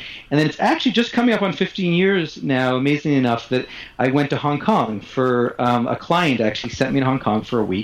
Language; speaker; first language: English; native; English